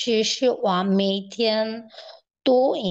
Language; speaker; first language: Chinese; non-native, learner; Bangla